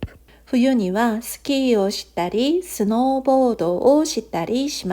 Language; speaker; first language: Japanese; non-native, fluent; Korean